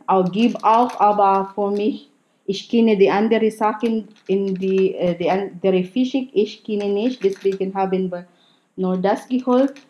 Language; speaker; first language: German; non-native, learner; Filipino